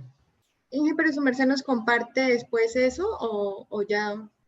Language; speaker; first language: Spanish; native; Spanish